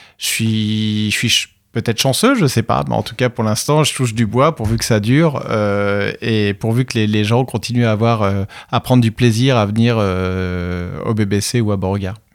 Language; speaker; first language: French; native; French